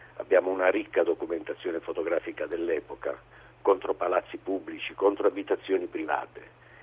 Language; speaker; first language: Italian; native; Italian